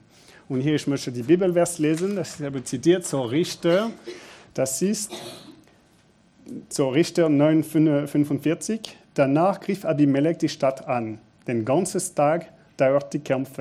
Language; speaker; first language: German; non-native, fluent; French